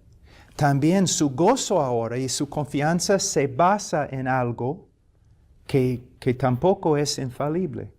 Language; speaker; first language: Spanish; non-native, fluent; English